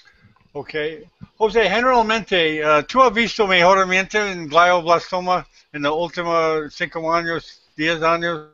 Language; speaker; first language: Spanish; non-native, learner; English